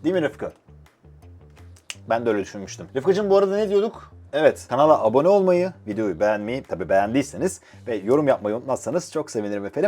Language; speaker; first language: Turkish; native; Turkish